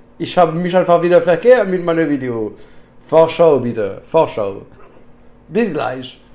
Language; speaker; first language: German; non-native, learner; French